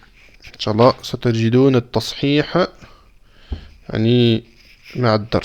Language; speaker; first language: Arabic; non-native, fluent; French